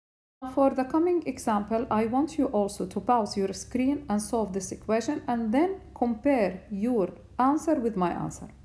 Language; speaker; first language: English; non-native, fluent; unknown